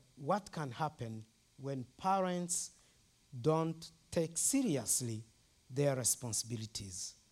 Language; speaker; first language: English; non-native, local second language; Kinyarwanda